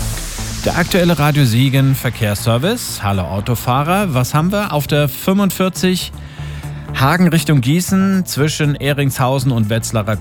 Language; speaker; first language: German; native; German